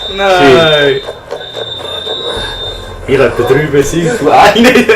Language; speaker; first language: German; native; German